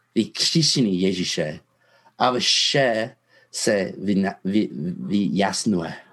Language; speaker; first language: Czech; non-native, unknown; English